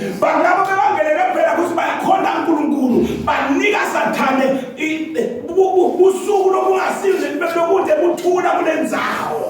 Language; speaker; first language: Zulu; non-native, local second language; Swati